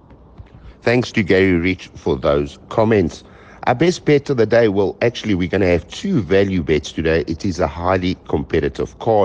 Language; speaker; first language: English; native; English